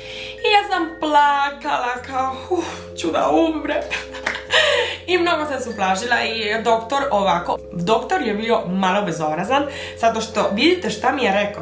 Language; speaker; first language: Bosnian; early bilingual, heritage; Spanish